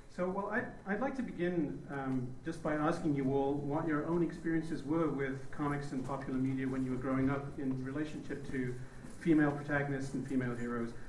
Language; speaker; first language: English; native; English